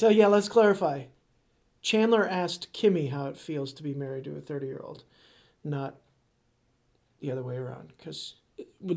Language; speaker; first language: English; native; English